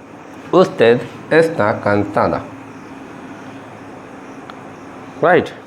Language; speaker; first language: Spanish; non-native, learner; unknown